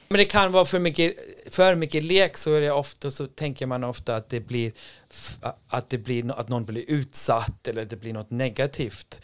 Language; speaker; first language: Swedish; non-native, fluent; English